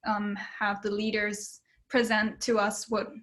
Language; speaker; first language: English; early bilingual, other home language; Japanese